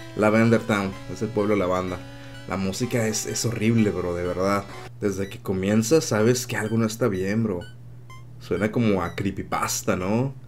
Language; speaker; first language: Spanish; native; Spanish